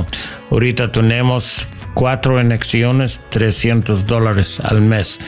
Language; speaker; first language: Spanish; non-native, learner; English